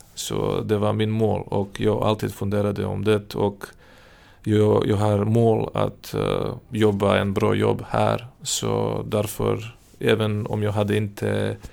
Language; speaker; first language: Swedish; non-native, fluent; Serbian